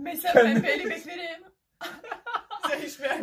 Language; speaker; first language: Turkish; non-native, learner; English